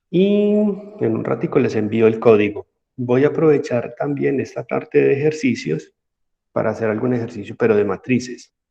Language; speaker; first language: Spanish; native; Spanish